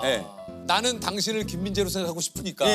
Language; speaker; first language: Korean; native; Korean